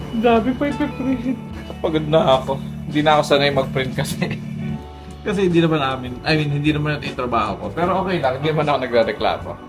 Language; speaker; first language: Filipino; native; Filipino